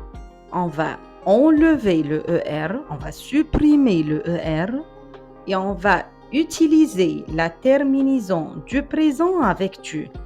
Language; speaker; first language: French; non-native, fluent; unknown